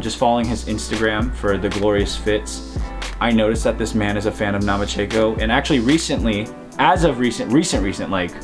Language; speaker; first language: English; native; English